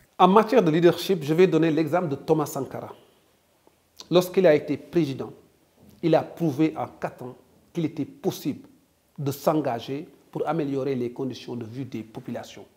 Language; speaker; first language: French; non-native, local second language; Wolof